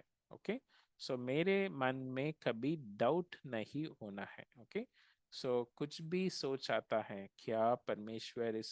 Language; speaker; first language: Hindi; non-native, local second language; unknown